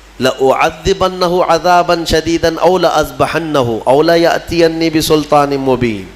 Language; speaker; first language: Urdu; native; Urdu